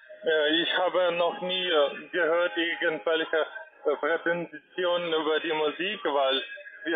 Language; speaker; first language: German; non-native, learner; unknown